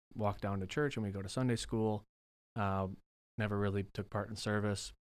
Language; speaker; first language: English; native; English